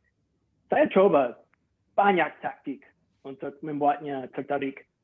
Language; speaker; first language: Indonesian; non-native, fluent; English